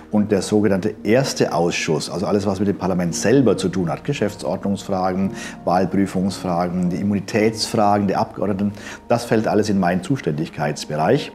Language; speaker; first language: German; native; German